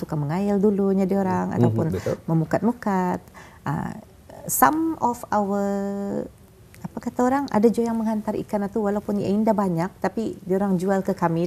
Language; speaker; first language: Malay; native; Malay